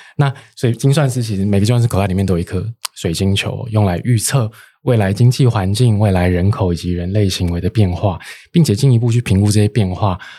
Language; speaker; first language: Chinese; native; Chinese